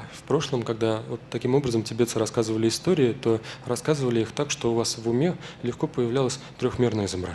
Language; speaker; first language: Russian; native; Russian